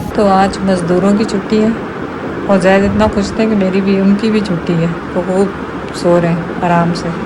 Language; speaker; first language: Urdu; non-native, local second language; Punjabi